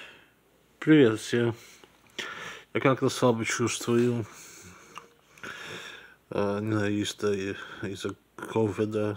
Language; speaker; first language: Russian; early bilingual, heritage; Russian